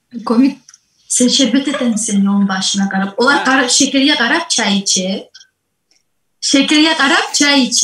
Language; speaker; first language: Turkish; non-native, learner; Kumyk